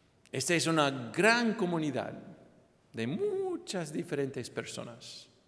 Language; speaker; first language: Spanish; non-native, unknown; English